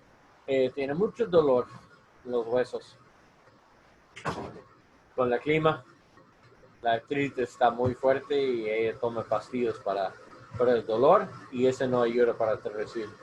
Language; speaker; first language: Spanish; non-native, learner; English